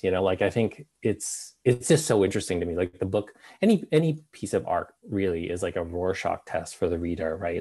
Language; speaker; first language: English; native; English